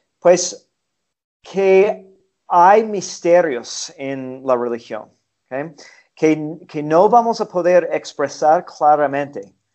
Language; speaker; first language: Spanish; non-native, fluent; English